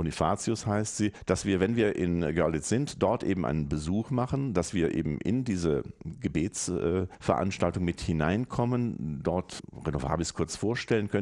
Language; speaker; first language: German; native; German